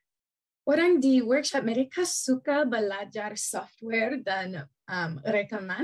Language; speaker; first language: Indonesian; non-native, learner; English